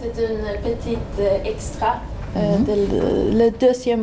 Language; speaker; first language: French; non-native, learner; Swedish